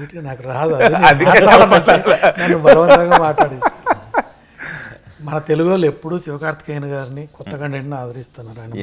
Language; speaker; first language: Telugu; non-native, learner; Tamil